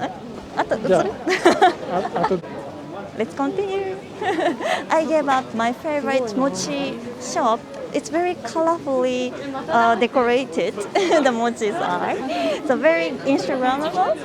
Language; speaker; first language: English; non-native, fluent; Japanese